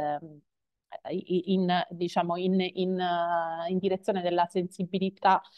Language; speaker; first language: Italian; native; Italian